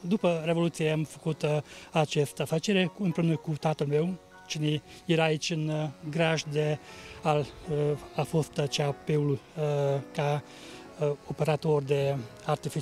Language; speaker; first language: Romanian; non-native, local second language; Hungarian